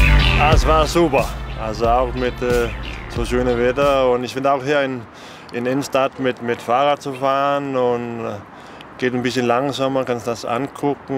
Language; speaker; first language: German; non-native, learner; Danish